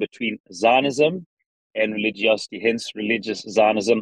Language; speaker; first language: English; native; English